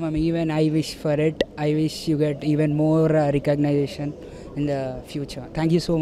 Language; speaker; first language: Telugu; native; Telugu